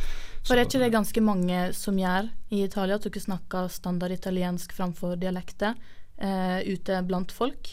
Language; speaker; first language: Norwegian; native; Norwegian